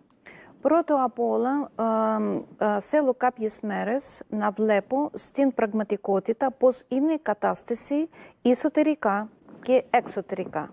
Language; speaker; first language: Greek; non-native, learner; Russian